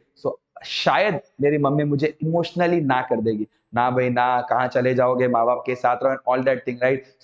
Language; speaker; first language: Hindi; native; Hindi